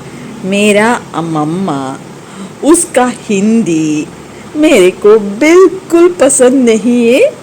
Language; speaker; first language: Hindi; non-native, local second language; Tulu